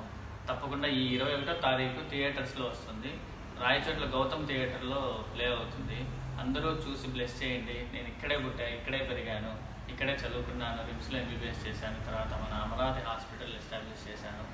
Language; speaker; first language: Telugu; native; Telugu